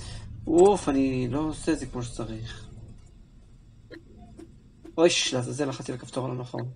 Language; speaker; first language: Hebrew; native; Hebrew